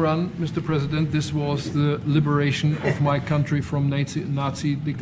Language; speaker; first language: English; non-native, fluent; German